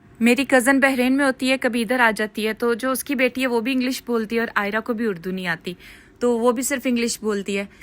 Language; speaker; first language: Urdu; native; Urdu